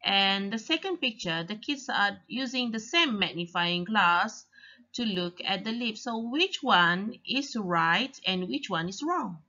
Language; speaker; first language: English; non-native, local second language; Malay